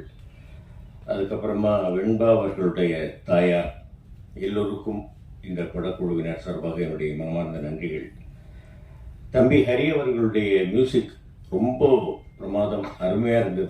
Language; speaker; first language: Tamil; native; Tamil